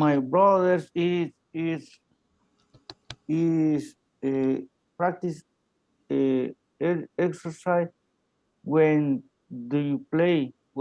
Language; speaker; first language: English; non-native, learner; Spanish